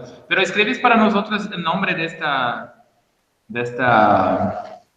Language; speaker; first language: Spanish; non-native, learner; Portuguese